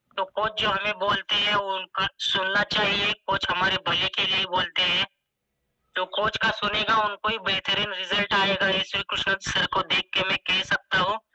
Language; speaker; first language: Hindi; non-native, local second language; Marathi